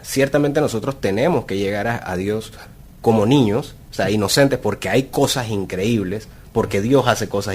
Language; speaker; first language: Spanish; native; Spanish